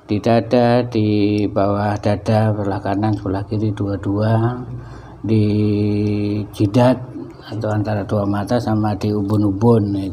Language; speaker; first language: Indonesian; native; Indonesian